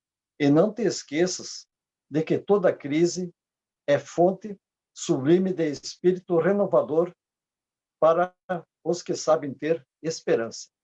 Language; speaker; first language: Portuguese; native; Portuguese